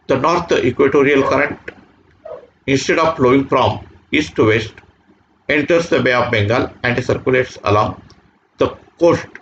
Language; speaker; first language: English; non-native, local second language; Marathi